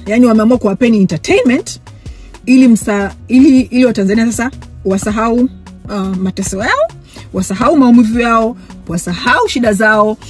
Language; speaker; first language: Swahili; native; Swahili